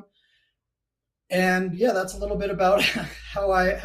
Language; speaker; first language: English; native; English